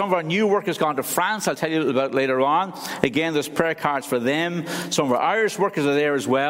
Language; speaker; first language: English; native; English